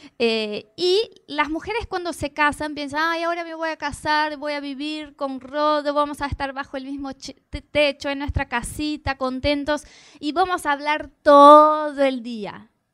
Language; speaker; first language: Spanish; non-native, fluent; Portuguese